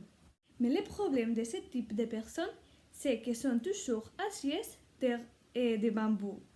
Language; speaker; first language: French; non-native, learner; Spanish